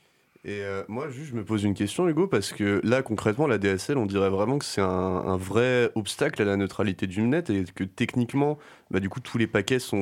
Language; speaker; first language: French; native; French